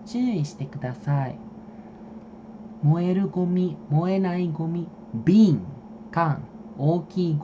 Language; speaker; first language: Japanese; non-native, fluent; Indonesian